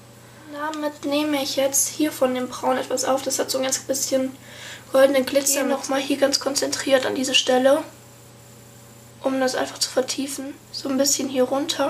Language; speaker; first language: German; native; German